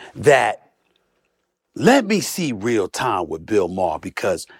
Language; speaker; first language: English; native; English